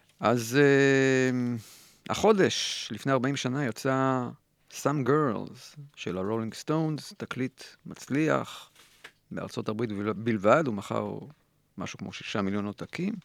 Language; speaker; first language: Hebrew; native; Hebrew